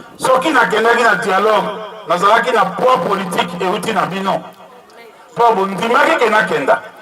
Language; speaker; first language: Lingala; non-native, local second language; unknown